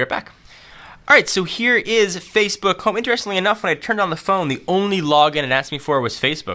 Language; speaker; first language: English; native; English